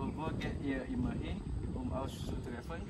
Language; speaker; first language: German; non-native, learner; Malay